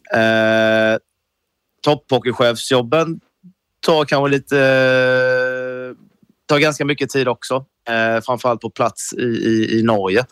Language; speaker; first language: Swedish; native; Swedish